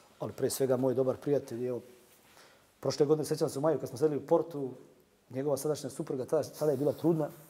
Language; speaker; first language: Serbian; native; Serbian